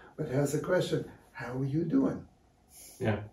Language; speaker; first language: English; native; English